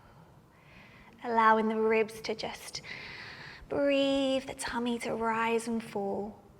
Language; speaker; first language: English; native; English